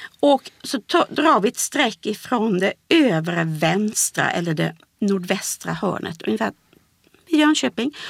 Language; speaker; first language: Swedish; native; Swedish